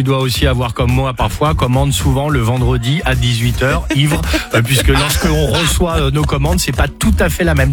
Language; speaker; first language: French; native; French